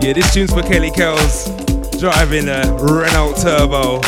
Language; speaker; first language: English; native; English